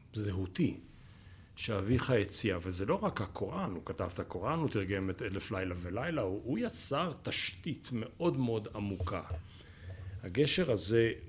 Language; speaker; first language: Hebrew; native; Hebrew